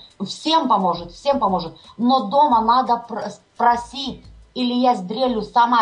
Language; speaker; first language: Russian; non-native, fluent; Lithuanian